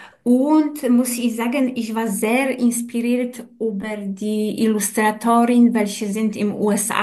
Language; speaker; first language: German; non-native, learner; Polish